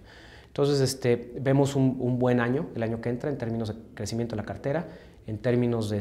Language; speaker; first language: Spanish; native; Spanish